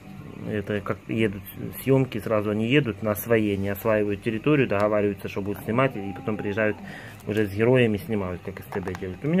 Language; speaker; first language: Russian; native; Russian